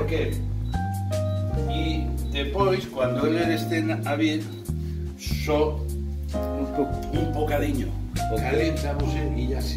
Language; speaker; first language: Portuguese; non-native, learner; Spanish